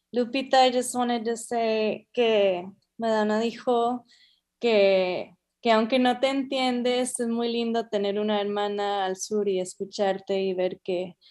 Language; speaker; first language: Spanish; early bilingual, heritage; Spanish